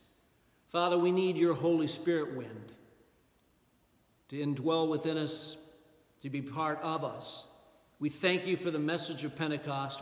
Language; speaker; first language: English; native; English